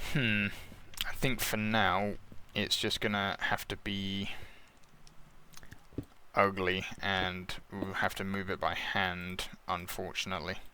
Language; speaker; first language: English; native; English